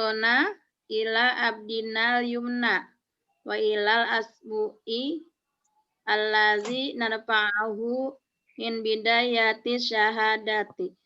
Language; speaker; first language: Arabic; non-native, learner; Indonesian